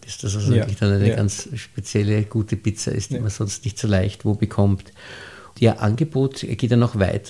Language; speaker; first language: German; native; German